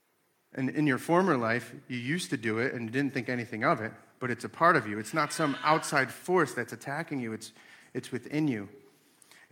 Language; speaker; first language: English; native; English